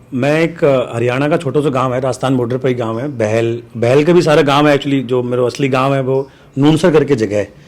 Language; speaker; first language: Hindi; native; Hindi